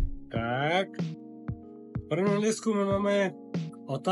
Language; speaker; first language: Czech; non-native, fluent; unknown